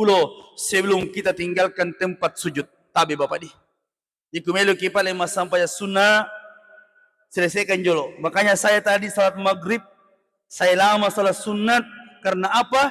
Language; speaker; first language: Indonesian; non-native, local second language; Buginese